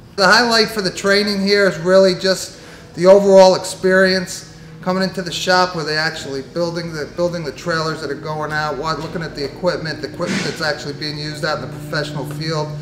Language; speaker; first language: English; native; English